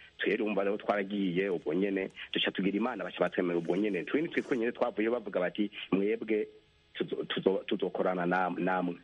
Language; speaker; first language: Rundi; native; Rundi